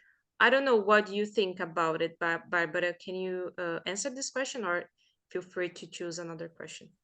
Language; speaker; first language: English; non-native, fluent; Portuguese